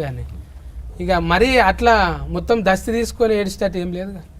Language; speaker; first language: Telugu; native; Telugu